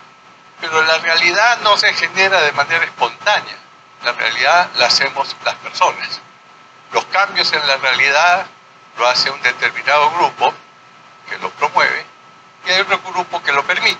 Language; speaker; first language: Spanish; native; Spanish